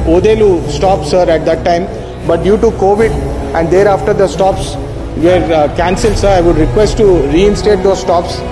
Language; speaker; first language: English; non-native, local second language; Telugu